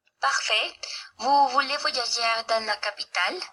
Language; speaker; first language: French; non-native, learner; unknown